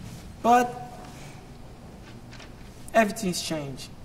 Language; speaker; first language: English; non-native, learner; Portuguese